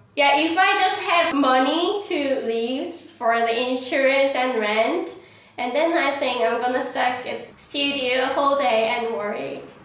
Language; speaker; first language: English; non-native, learner; Korean